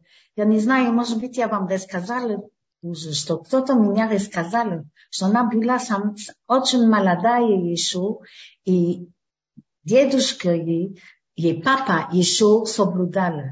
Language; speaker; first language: Russian; early bilingual, heritage; Hebrew